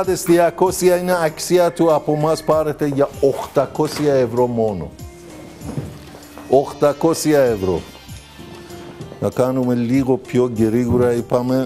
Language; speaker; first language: Greek; non-native, fluent; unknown